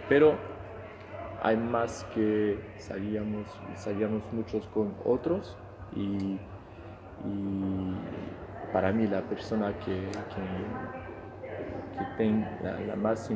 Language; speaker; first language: Spanish; non-native, fluent; French